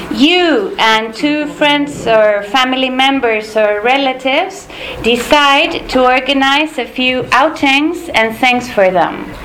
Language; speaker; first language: English; non-native, fluent; Spanish